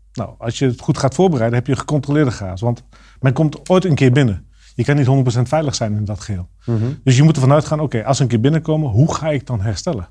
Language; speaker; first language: Dutch; native; Dutch